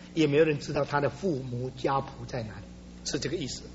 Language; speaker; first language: Chinese; native; Chinese